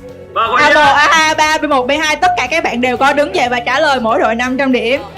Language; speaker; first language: Vietnamese; native; Vietnamese